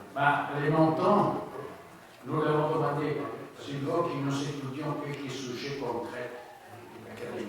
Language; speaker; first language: French; non-native, learner; Spanish